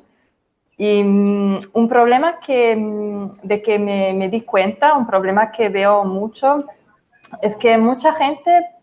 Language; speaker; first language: Spanish; non-native, fluent; English